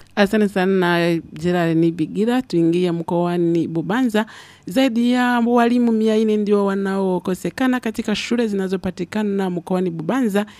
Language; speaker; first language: Swahili; non-native, local second language; Rundi